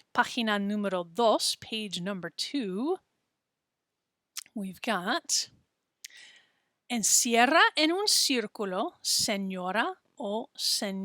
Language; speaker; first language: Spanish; non-native, fluent; English